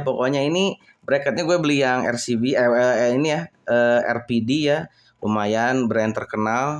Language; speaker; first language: Indonesian; native; Indonesian